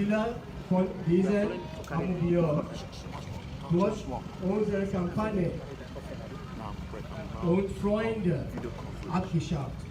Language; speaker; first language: German; non-native, fluent; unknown